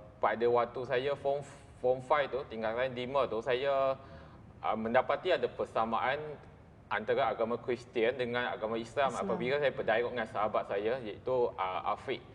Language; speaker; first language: Malay; non-native, local second language; English